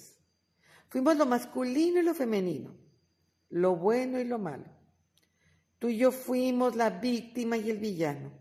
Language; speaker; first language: Spanish; native; Spanish